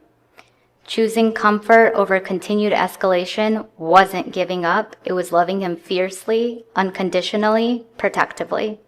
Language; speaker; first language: English; native; English